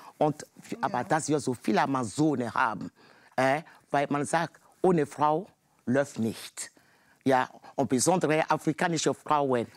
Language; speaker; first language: German; non-native, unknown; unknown